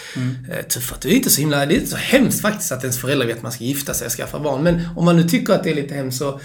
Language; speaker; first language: Swedish; native; Swedish